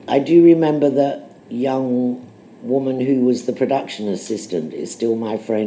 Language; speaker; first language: English; native; English